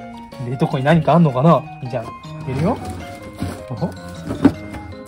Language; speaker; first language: Japanese; native; Japanese